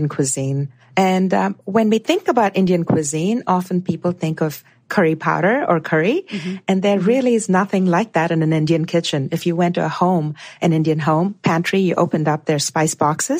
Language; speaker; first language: English; non-native, local second language; Gujarati